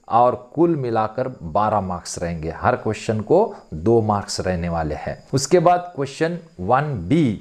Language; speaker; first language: Hindi; non-native, local second language; Marathi